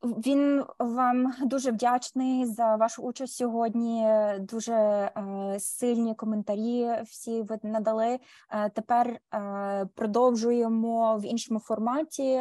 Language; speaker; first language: Ukrainian; early bilingual, heritage; Ukrainian